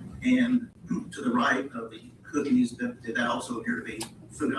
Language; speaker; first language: English; native; English